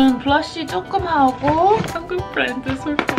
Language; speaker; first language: Korean; non-native, learner; English